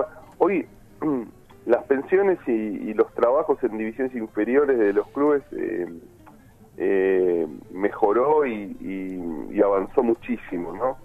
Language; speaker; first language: Spanish; native; Spanish